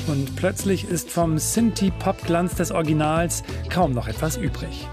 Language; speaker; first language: German; native; German